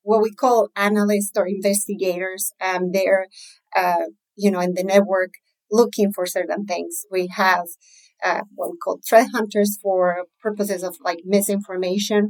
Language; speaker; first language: English; non-native, fluent; Spanish